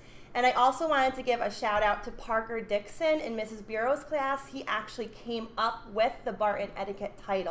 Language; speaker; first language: English; native; English